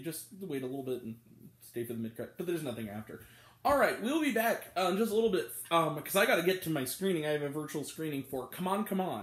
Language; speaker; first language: English; native; English